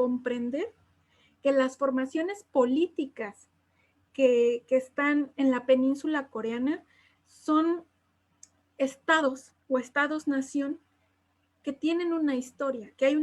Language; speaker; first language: Spanish; native; Spanish